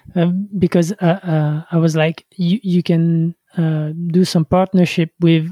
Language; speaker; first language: English; non-native, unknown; French